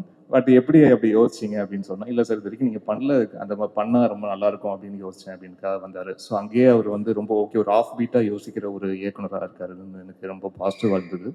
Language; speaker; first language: Tamil; native; Tamil